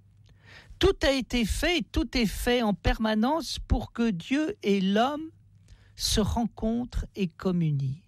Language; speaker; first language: French; native; French